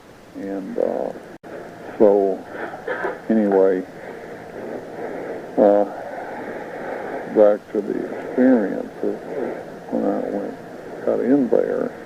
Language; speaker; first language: English; native; English